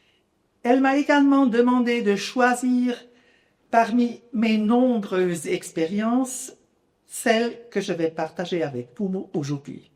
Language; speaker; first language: French; non-native, local second language; German